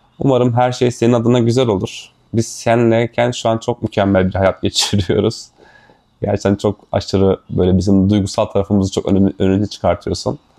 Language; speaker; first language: Turkish; native; Turkish